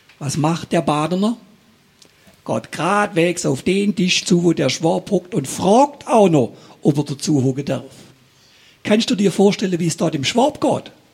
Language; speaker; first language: German; native; German